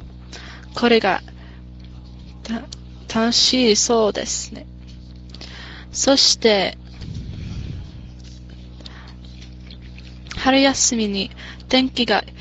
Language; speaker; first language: Japanese; non-native, learner; English